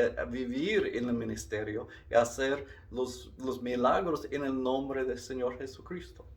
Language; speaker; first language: Spanish; non-native, learner; English